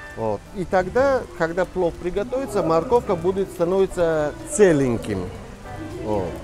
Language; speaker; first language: Russian; non-native, local second language; Tajik